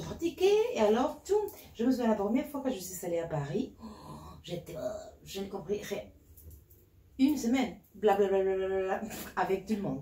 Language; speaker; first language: French; non-native, learner; Spanish